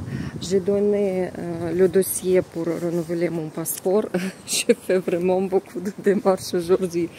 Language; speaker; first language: French; non-native, fluent; Russian